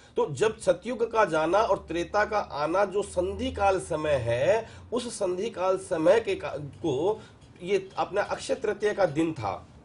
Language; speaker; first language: Hindi; native; Hindi